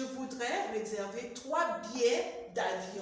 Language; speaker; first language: French; non-native, fluent; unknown